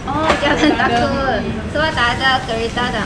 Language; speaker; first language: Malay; non-native, local second language; Chinese